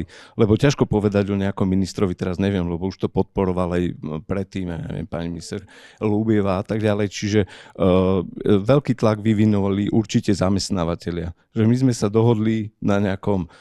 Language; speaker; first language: Slovak; native; Slovak